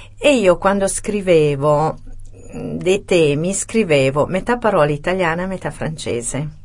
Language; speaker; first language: Italian; early bilingual, other home language; French